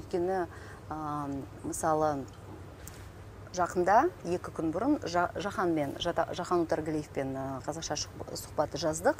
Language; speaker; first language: Kazakh; non-native, local second language; Russian